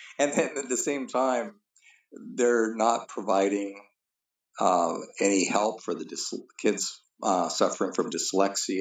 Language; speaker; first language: English; native; English